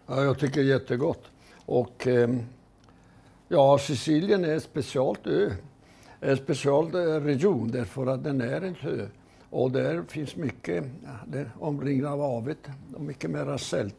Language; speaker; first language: Swedish; non-native, fluent; Italian